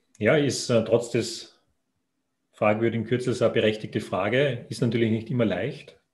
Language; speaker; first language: German; native; German